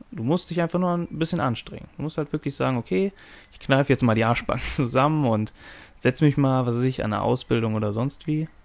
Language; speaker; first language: German; native; German